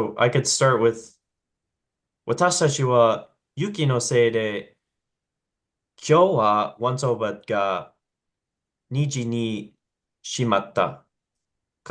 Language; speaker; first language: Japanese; non-native, learner; English